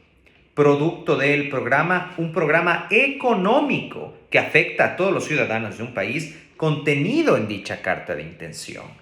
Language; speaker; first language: Spanish; native; Spanish